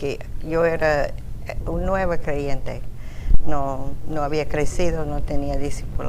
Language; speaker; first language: Spanish; non-native, fluent; English